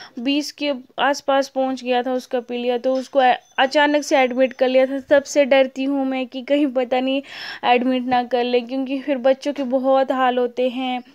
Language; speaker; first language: Hindi; native; Hindi